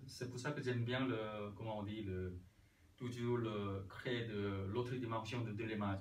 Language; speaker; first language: French; non-native, learner; Korean